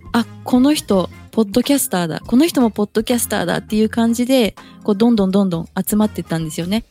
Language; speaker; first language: Japanese; early bilingual, other home language; Portuguese